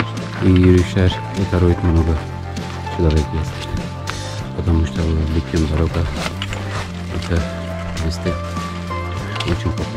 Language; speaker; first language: Russian; non-native, learner; Turkish